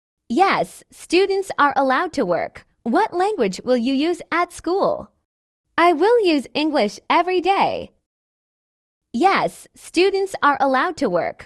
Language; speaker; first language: English; non-native, fluent; Burmese